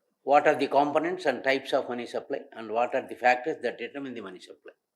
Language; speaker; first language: English; non-native, local second language; Telugu